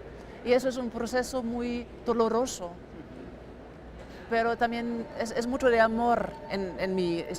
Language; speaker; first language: Spanish; non-native, fluent; German